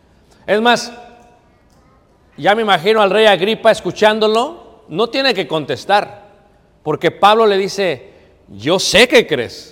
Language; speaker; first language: Spanish; native; Spanish